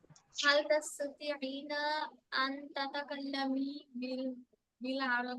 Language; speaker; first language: Arabic; non-native, learner; Bangla